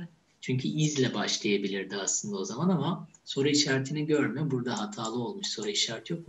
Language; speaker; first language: Turkish; native; Turkish